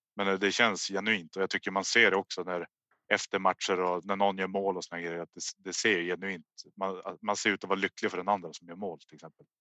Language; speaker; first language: Swedish; native; Swedish